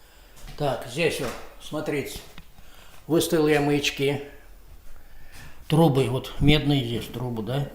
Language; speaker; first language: Russian; native; Russian